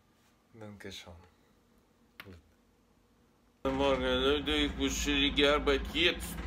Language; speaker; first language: German; non-native, learner; Russian